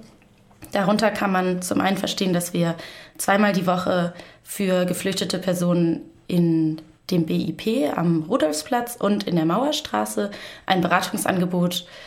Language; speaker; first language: German; native; German